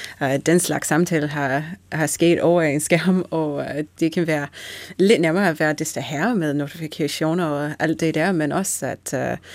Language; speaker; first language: Danish; non-native, fluent; English